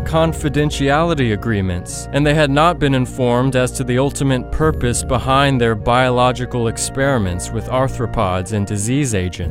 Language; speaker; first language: English; native; English